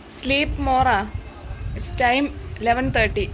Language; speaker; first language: English; non-native, learner; Malayalam